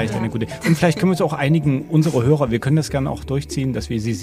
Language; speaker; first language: German; native; German